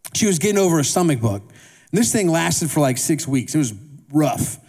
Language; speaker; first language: English; native; English